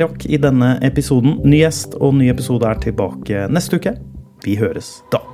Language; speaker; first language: Norwegian; native; Norwegian